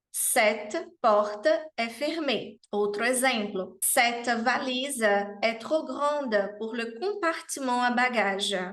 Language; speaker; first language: French; non-native, fluent; Portuguese